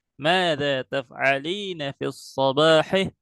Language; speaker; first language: Arabic; non-native, fluent; Indonesian